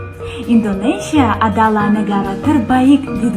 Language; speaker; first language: Indonesian; non-native, fluent; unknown